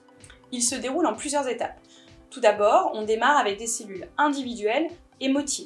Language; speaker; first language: French; native; French